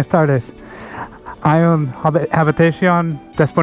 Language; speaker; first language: Spanish; non-native, learner; English